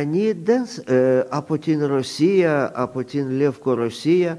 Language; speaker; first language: Greek; non-native, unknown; Russian